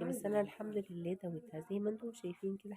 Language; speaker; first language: Arabic; native; Arabic